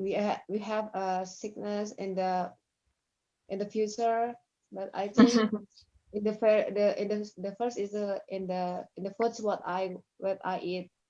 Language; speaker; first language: English; non-native, learner; Indonesian